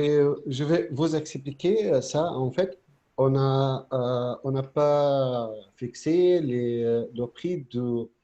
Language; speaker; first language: French; non-native, fluent; Arabic